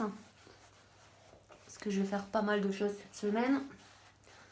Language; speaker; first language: French; native; French